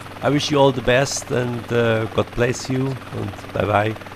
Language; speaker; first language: English; non-native, learner; German